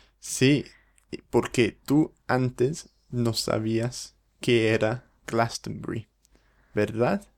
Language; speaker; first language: Spanish; non-native, fluent; English